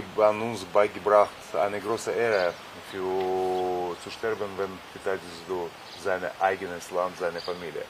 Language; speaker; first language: German; non-native, fluent; Russian